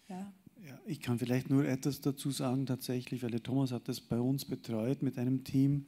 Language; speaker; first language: German; native; German